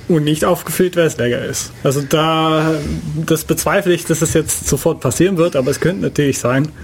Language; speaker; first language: German; non-native, fluent; Dutch